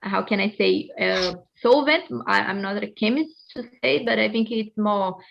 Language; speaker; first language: English; non-native, fluent; Portuguese